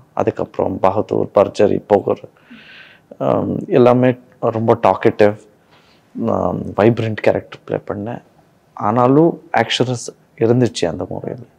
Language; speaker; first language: Tamil; non-native, learner; Kannada